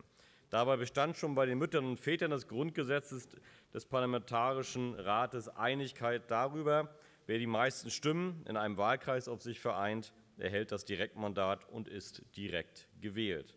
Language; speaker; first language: German; native; German